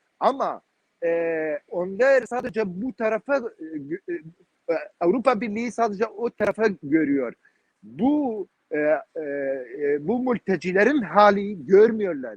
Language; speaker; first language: Turkish; non-native, learner; Kurdish